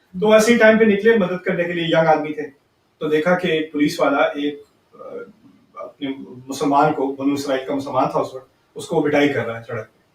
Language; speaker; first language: Urdu; early bilingual, heritage; Urdu